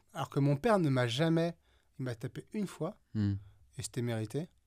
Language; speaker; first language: French; native; French